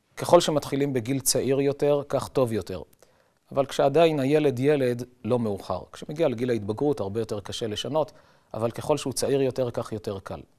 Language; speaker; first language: Hebrew; native; Hebrew